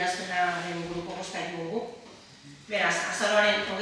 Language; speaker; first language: Basque; native; Basque